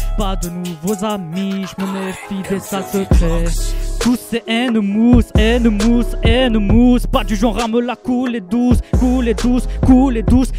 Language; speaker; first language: French; non-native, fluent; Romanian